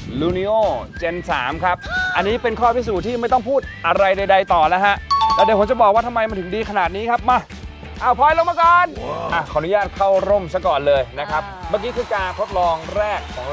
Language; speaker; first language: Thai; native; Thai